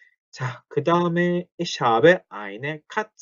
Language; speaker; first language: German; non-native, fluent; Korean